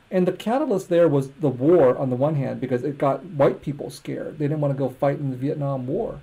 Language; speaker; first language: English; native; English